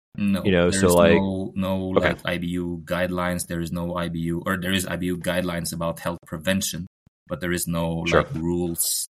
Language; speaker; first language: English; non-native, fluent; Norwegian